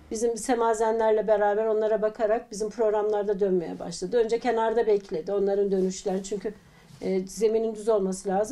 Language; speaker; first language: Turkish; native; Turkish